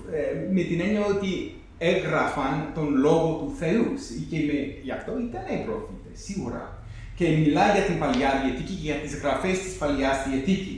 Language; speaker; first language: Greek; non-native, fluent; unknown